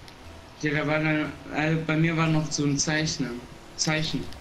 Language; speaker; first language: German; native; German